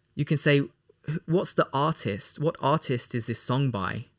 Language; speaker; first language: English; native; English